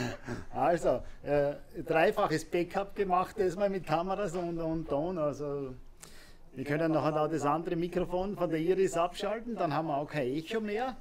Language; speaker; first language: German; native; German